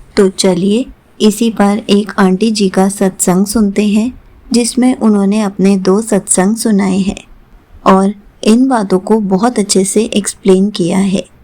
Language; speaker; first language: Hindi; native; Hindi